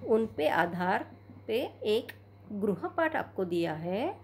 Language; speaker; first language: Hindi; non-native, local second language; Marathi